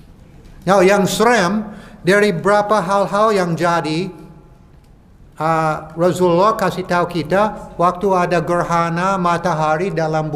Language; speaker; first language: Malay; non-native, fluent; English